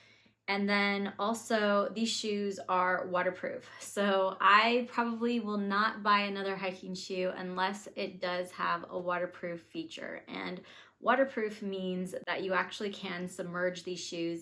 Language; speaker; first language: English; native; English